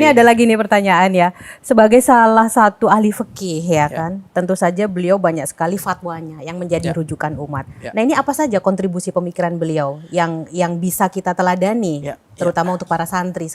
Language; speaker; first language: Indonesian; native; Indonesian